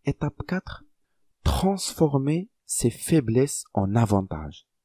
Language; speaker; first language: French; non-native, local second language; Arabic